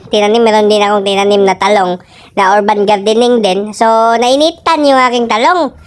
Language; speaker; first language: Filipino; non-native, local second language; Cebuano